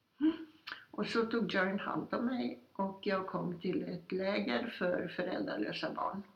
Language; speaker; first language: Swedish; early bilingual, other home language; Polish